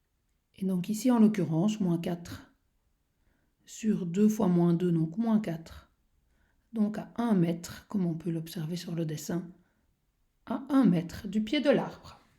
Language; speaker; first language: French; native; French